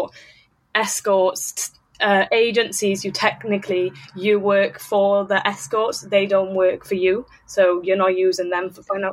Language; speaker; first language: English; native; English